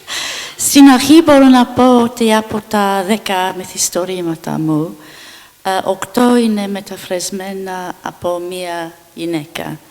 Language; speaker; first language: Greek; non-native, fluent; English